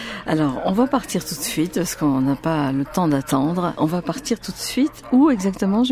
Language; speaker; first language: French; native; French